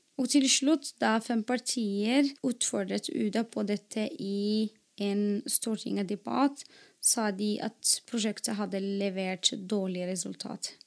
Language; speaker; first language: Norwegian; non-native, fluent; Arabic